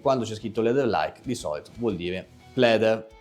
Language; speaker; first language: Italian; native; Italian